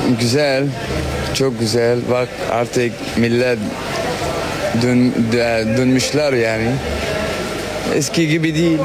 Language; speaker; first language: Turkish; non-native, learner; Arabic